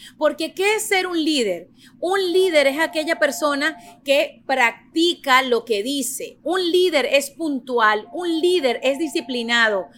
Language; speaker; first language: Spanish; native; Spanish